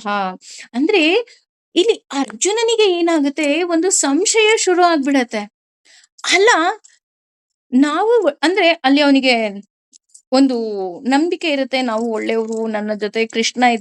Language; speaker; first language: Kannada; native; Kannada